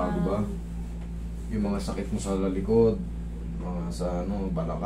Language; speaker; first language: Filipino; native; Filipino